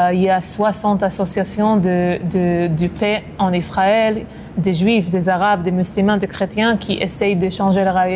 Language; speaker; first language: French; non-native, fluent; Hebrew